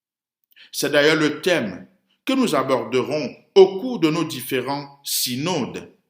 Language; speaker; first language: French; native; French